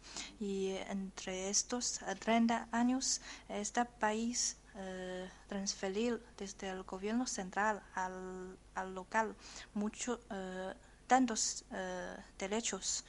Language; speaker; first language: Spanish; non-native, learner; Chinese